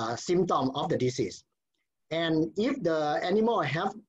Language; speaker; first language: English; non-native, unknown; Thai